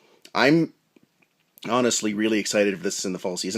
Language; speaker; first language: English; native; English